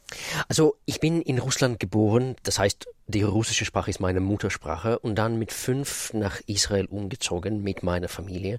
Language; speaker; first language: German; non-native, fluent; Russian